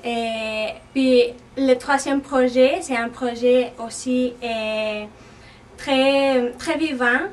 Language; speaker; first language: French; non-native, fluent; Spanish